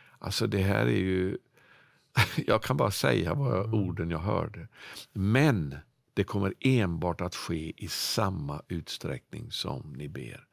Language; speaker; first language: Swedish; native; Swedish